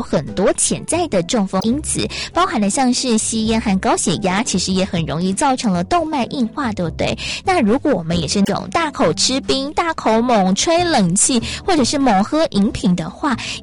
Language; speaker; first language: Chinese; native; Chinese